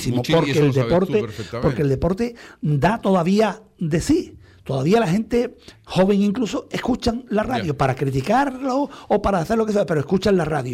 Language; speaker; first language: Spanish; native; Spanish